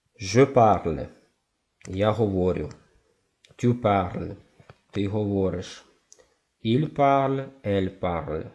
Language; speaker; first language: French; non-native, fluent; Ukrainian